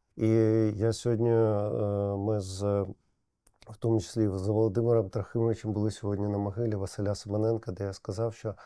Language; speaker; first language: Ukrainian; non-native, local second language; Russian